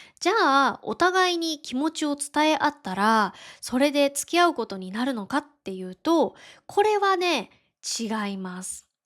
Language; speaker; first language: Japanese; native; Japanese